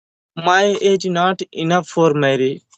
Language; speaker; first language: English; non-native, learner; Hindi